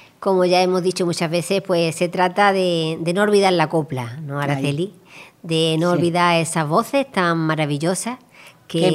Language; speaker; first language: Spanish; native; Spanish